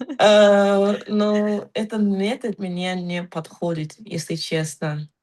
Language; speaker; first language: Russian; non-native, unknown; English